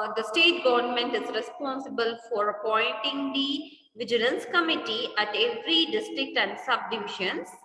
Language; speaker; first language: English; non-native, local second language; Kannada